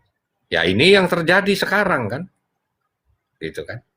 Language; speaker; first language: Indonesian; native; Indonesian